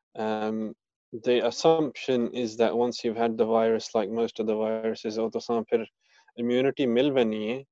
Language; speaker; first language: English; early bilingual, other home language; Punjabi